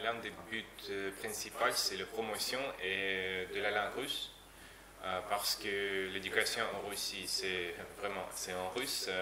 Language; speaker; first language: French; non-native, learner; Russian